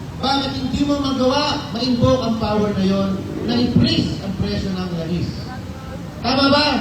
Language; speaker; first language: Filipino; native; Filipino